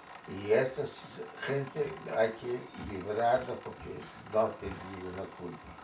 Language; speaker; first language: Spanish; non-native, fluent; Yiddish